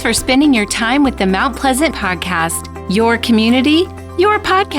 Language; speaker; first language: English; native; English